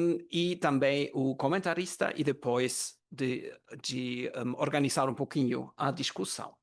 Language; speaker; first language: Portuguese; non-native, learner; German